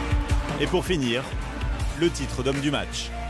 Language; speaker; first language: French; native; French